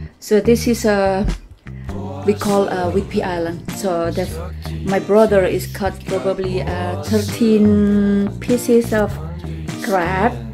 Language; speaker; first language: English; non-native, learner; Indonesian